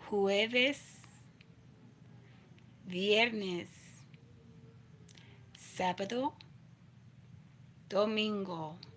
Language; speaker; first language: Spanish; non-native, learner; English